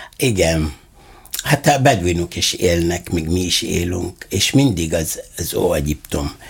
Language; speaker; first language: Hungarian; non-native, fluent; Arabic